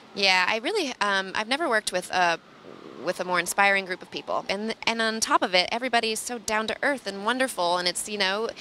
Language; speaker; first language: English; native; English